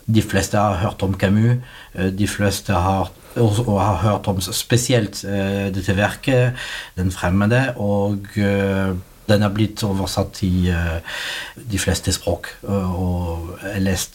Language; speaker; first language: Norwegian; non-native, fluent; French